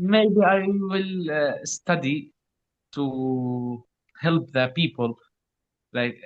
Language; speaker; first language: English; non-native, learner; Arabic